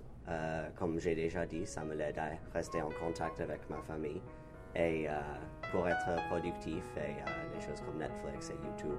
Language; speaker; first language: French; non-native, learner; English